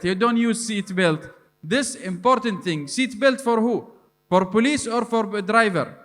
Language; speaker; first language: English; non-native, learner; Arabic